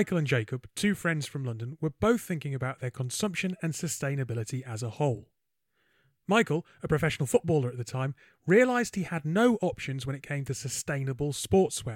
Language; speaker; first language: English; native; English